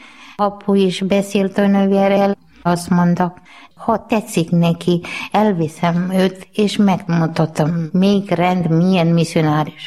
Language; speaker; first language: Hungarian; non-native, learner; Malayalam